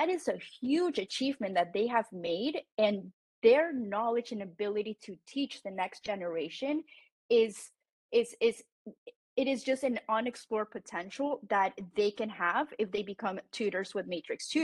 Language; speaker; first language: English; non-native, fluent; Spanish